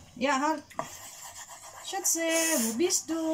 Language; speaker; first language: German; non-native, learner; Filipino